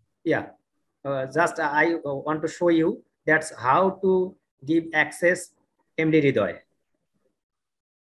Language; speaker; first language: English; non-native, learner; Bangla